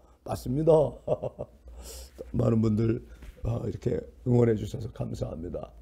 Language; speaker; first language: Korean; native; Korean